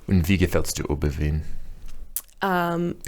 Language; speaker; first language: German; non-native, learner; English